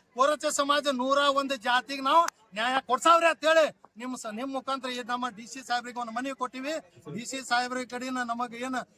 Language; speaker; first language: Kannada; non-native, local second language; Lambadi